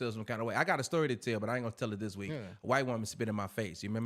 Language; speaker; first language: English; native; English